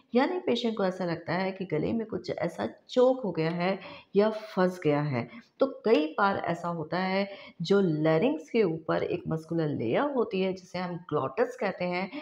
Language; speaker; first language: Hindi; non-native, local second language; Marathi